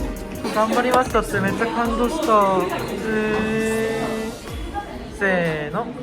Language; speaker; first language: Japanese; non-native, fluent; Korean